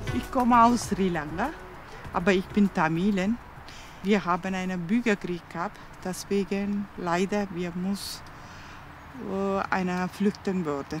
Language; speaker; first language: German; non-native, learner; Tamil